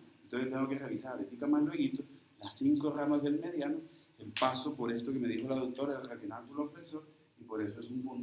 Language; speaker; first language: Spanish; native; Spanish